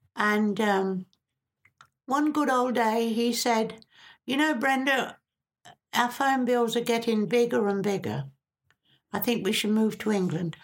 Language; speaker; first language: English; native; English